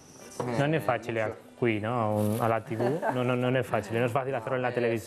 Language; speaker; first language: Italian; non-native, learner; Spanish